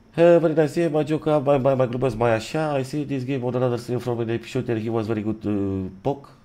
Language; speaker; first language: English; non-native, learner; Romanian